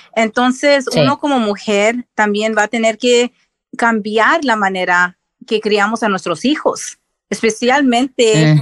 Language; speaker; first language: Spanish; early bilingual, heritage; Spanish